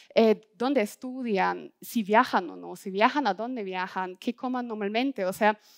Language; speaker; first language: Spanish; non-native, fluent; German